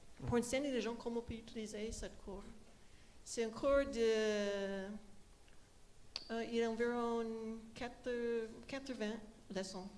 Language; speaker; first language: French; non-native, fluent; English